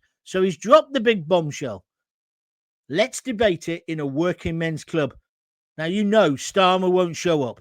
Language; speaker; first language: English; native; English